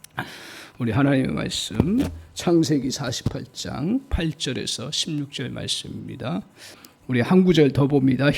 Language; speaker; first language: Korean; native; Korean